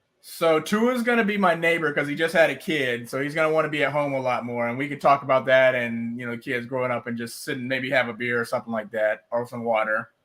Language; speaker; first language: English; native; English